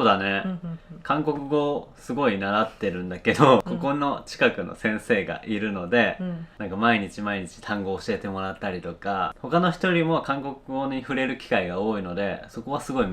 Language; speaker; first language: Japanese; native; Japanese